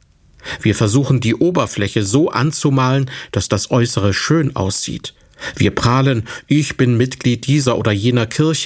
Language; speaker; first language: German; native; German